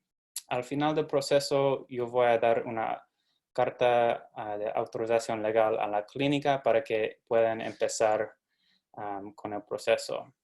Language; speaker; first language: Spanish; non-native, fluent; English